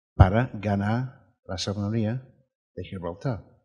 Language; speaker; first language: Spanish; non-native, fluent; English